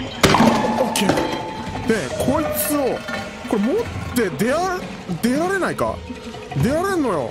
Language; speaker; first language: Japanese; native; Japanese